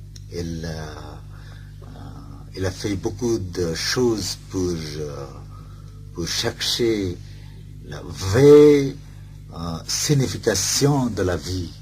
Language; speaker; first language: French; non-native, fluent; Bangla